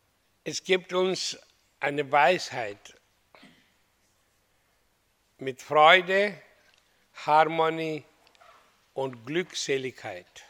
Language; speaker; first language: German; non-native, fluent; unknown